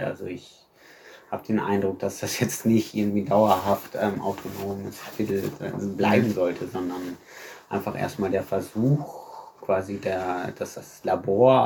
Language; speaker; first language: German; native; German